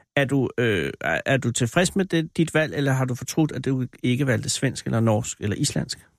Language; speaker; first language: Danish; native; Danish